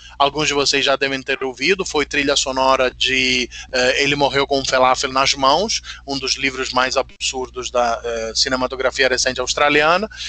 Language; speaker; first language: Portuguese; non-native, fluent; Italian